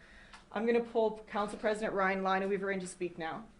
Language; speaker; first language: English; native; English